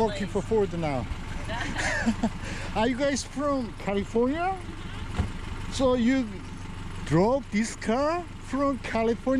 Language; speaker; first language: English; non-native, local second language; Korean